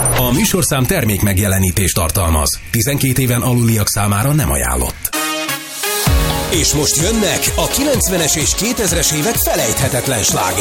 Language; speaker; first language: Hungarian; native; Hungarian